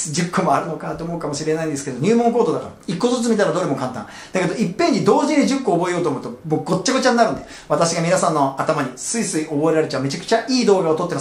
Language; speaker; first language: Japanese; native; Japanese